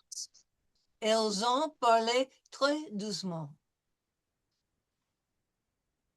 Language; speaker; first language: French; non-native, fluent; English